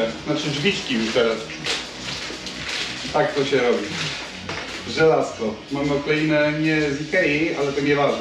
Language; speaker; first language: Polish; native; Polish